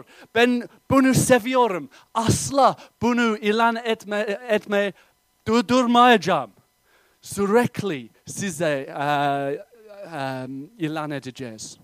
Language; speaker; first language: Turkish; non-native, fluent; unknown